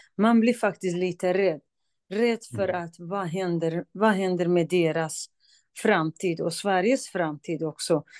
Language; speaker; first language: Swedish; non-native, fluent; Kurdish